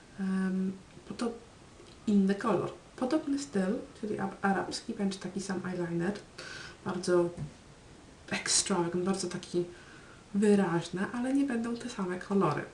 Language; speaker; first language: Polish; early bilingual, heritage; Polish